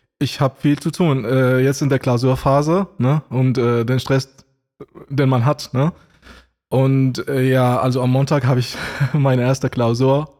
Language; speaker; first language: German; non-native, fluent; Arabic